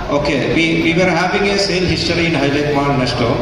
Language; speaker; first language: English; non-native, local second language; Malayalam